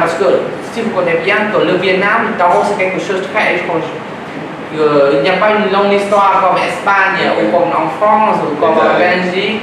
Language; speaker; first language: French; non-native, learner; Vietnamese